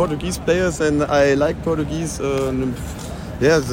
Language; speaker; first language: English; non-native, learner; German